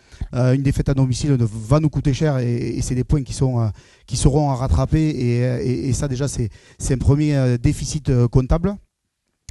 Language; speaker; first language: French; native; French